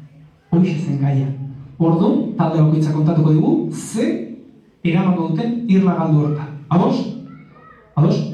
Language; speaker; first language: Basque; native; Basque